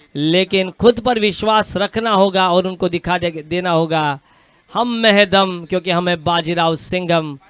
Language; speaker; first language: Hindi; non-native, local second language; Marathi